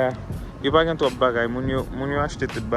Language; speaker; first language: Haitian Creole; early bilingual, heritage; Haitian Creole